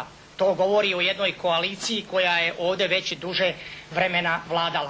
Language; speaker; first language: Bosnian; native; Bosnian